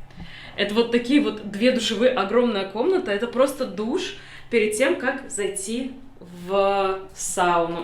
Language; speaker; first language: Russian; native; Russian